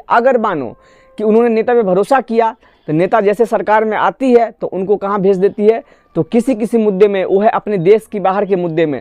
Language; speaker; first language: Hindi; non-native, local second language; Assamese